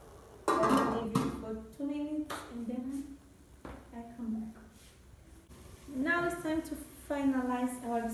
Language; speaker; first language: English; non-native, learner; Portuguese